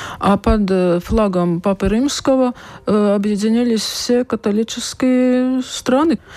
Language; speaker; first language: Russian; non-native, local second language; Latvian